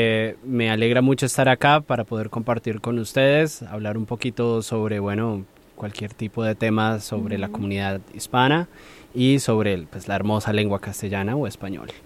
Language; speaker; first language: Spanish; native; Spanish